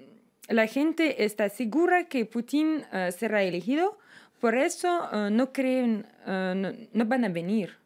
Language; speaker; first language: Spanish; non-native, fluent; Russian